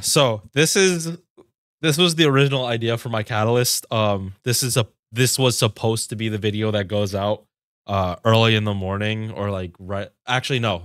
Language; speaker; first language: English; native; English